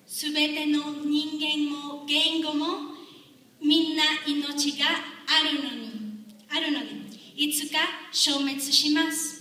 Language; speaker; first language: Japanese; non-native, learner; Spanish